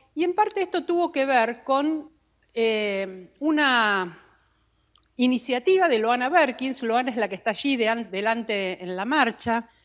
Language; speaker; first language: Spanish; native; Spanish